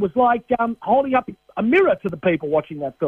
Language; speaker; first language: English; native; English